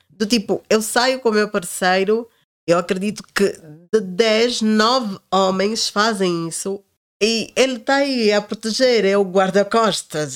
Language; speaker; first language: Portuguese; native; Portuguese